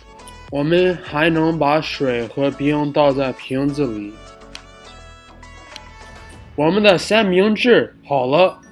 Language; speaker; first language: Chinese; non-native, learner; English